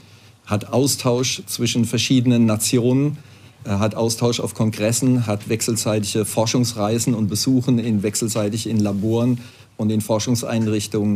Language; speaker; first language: German; native; German